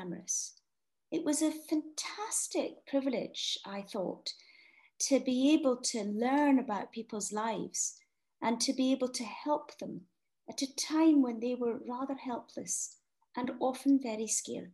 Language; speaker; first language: English; native; English